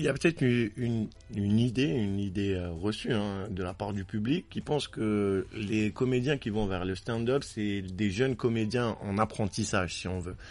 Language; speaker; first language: French; non-native, local second language; Arabic